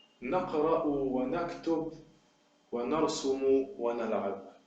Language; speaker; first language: Arabic; non-native, fluent; French